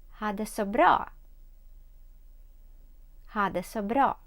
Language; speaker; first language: Swedish; non-native, learner; Ukrainian